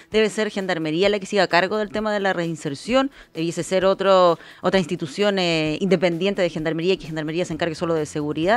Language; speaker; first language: Spanish; native; Spanish